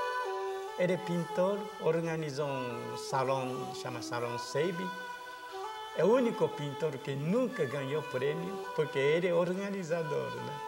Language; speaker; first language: Portuguese; non-native, fluent; Japanese